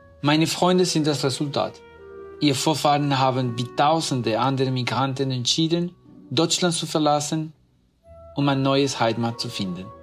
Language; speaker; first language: German; non-native, fluent; Spanish